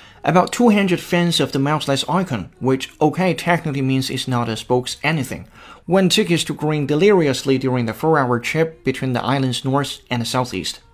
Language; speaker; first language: English; non-native, fluent; Chinese